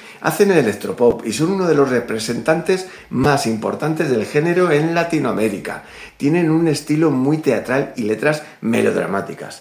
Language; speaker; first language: Spanish; native; Spanish